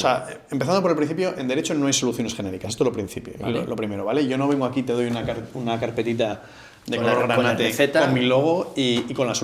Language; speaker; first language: Spanish; native; Spanish